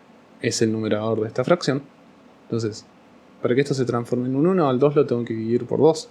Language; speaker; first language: Spanish; native; Spanish